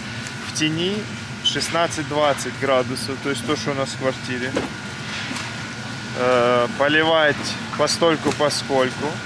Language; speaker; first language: Russian; native; Russian